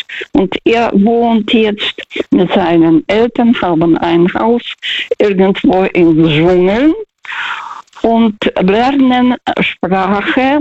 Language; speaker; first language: German; non-native, fluent; Russian